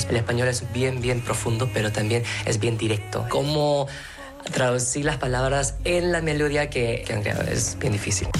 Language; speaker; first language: Spanish; non-native, fluent; Korean